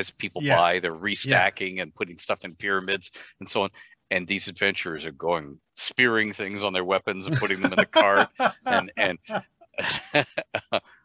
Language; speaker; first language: English; native; English